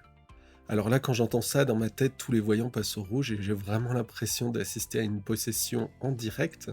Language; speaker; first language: French; native; French